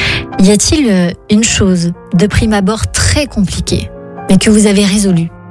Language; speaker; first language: French; native; French